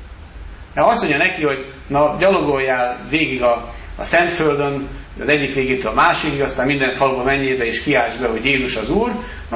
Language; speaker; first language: Hungarian; native; Hungarian